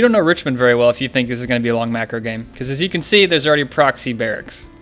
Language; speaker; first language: English; native; English